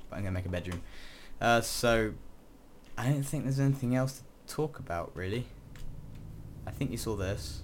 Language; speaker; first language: English; native; English